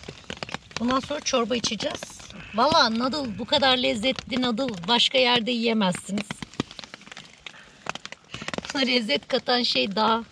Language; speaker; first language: Turkish; native; Turkish